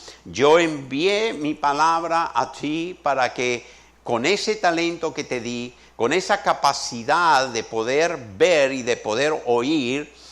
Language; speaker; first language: Spanish; native; Spanish